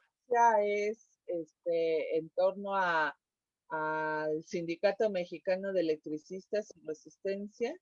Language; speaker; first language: Spanish; native; Spanish